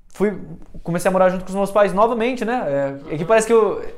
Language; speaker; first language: Portuguese; early bilingual, heritage; Portuguese